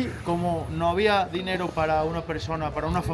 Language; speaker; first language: Spanish; native; Spanish